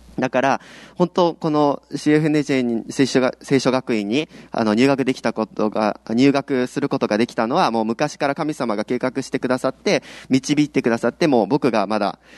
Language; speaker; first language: Japanese; early bilingual, heritage; Japanese